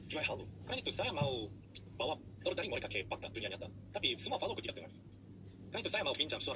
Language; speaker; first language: Indonesian; non-native, learner; Korean